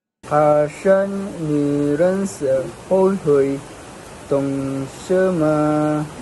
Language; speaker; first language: Chinese; non-native, learner; Malay